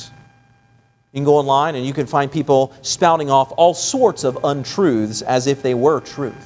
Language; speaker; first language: English; native; English